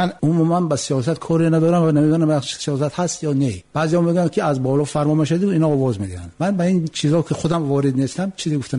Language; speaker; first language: Tajik; native; Tajik